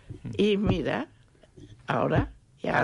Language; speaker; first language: Spanish; non-native, fluent; German